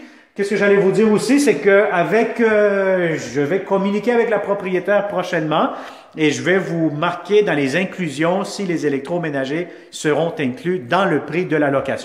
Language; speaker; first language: French; native; French